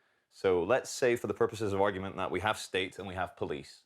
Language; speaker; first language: English; native; English